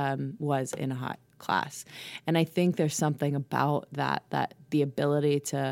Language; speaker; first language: English; native; English